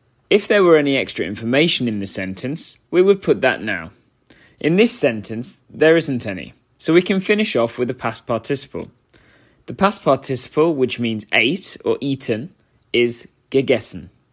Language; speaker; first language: English; native; English